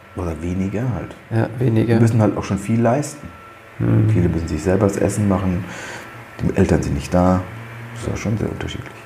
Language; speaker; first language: German; native; German